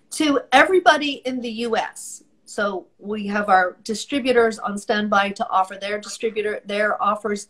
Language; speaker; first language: English; native; English